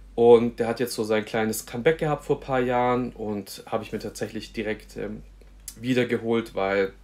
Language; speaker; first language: German; native; German